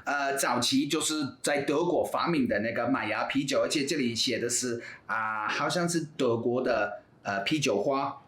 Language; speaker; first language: Chinese; non-native, fluent; English